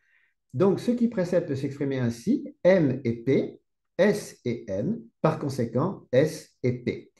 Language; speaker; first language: French; native; French